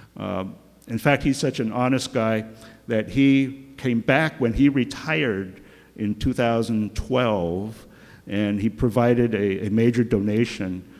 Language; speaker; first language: English; native; English